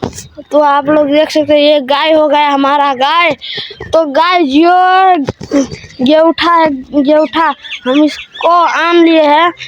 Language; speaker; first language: Hindi; non-native, local second language; Maithili